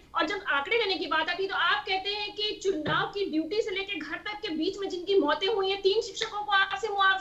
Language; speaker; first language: Hindi; native; Hindi